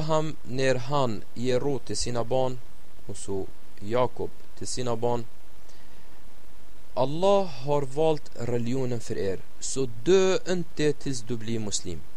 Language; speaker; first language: Swedish; non-native, fluent; Arabic